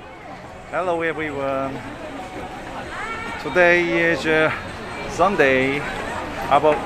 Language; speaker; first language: English; non-native, fluent; Korean